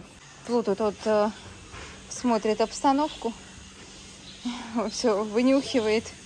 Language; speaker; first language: Russian; native; Russian